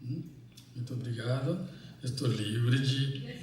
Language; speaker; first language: Portuguese; non-native, fluent; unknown